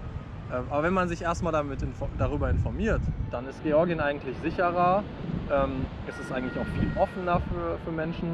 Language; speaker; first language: German; native; German